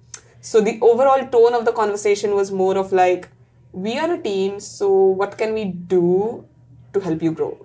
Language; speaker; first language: English; non-native, local second language; Marathi